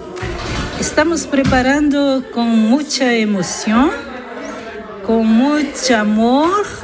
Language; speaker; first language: Spanish; non-native, learner; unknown